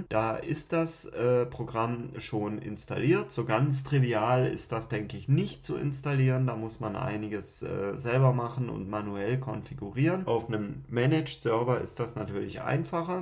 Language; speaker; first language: German; native; German